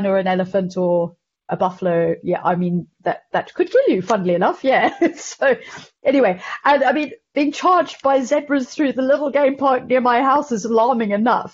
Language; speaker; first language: English; native; English